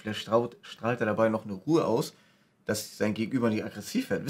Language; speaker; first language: German; native; German